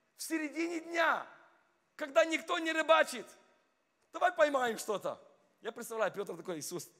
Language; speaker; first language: Russian; non-native, fluent; English